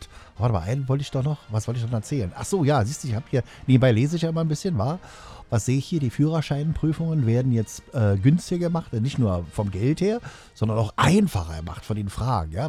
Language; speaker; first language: German; native; German